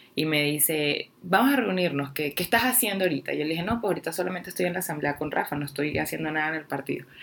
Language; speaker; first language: Spanish; native; Spanish